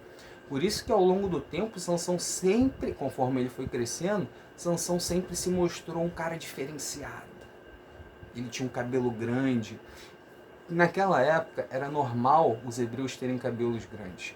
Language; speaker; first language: Portuguese; native; Portuguese